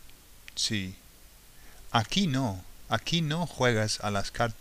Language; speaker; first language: Spanish; non-native, fluent; English